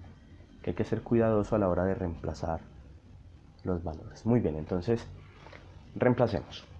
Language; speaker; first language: Spanish; native; Spanish